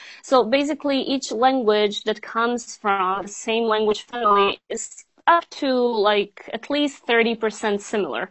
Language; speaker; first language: English; non-native, fluent; Bosnian